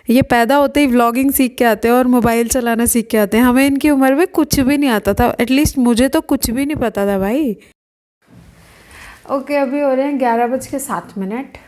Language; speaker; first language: Hindi; native; Hindi